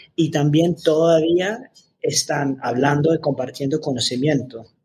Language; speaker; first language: Spanish; non-native, fluent; English